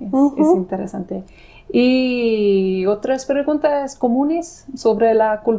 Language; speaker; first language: Spanish; non-native, fluent; English